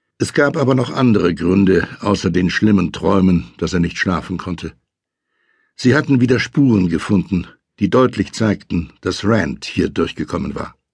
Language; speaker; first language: German; native; German